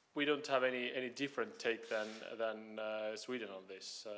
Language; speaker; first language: English; non-native, fluent; Estonian